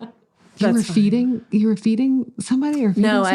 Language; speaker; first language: English; native; English